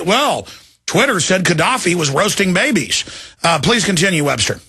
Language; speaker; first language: English; native; English